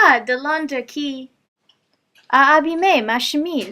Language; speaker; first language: French; non-native, learner; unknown